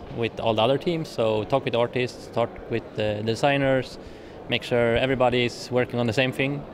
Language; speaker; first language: English; non-native, fluent; Swedish